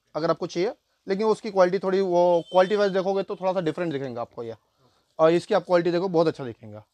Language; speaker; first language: Hindi; native; Hindi